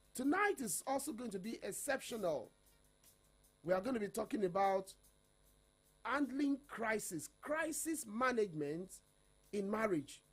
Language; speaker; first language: English; non-native, local second language; Yoruba